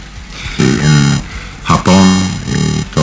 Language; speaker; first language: Spanish; non-native, learner; English